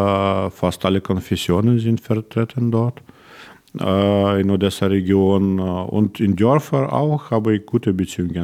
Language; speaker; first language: German; non-native, learner; Russian